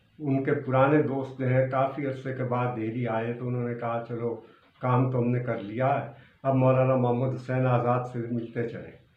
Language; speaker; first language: Urdu; native; Urdu